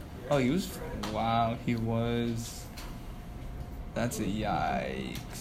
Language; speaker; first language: English; native; English